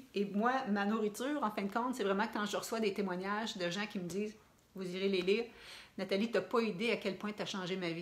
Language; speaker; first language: French; native; French